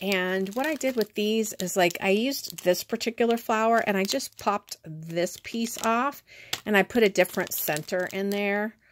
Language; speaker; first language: English; native; English